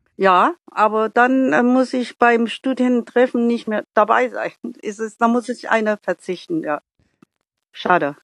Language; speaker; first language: German; non-native, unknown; Vietnamese